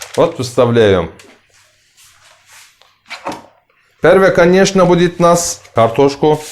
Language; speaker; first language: Russian; non-native, learner; Turkish